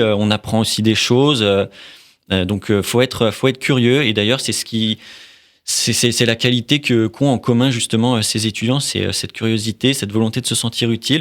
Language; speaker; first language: French; native; French